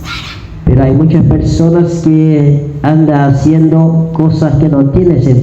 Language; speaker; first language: Spanish; native; Spanish